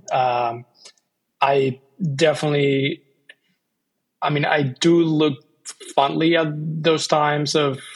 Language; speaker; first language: English; non-native, fluent; Spanish